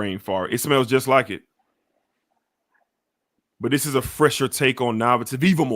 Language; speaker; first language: English; native; English